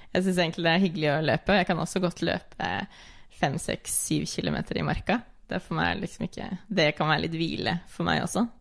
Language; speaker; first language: Norwegian; early bilingual, other home language; English